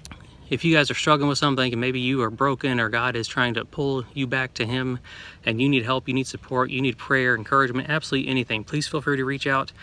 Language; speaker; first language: English; native; English